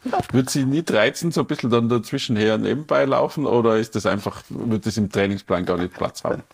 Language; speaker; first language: German; native; German